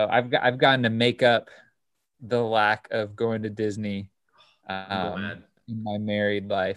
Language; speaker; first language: English; native; English